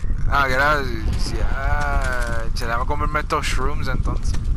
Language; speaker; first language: Spanish; early bilingual, heritage; Spanish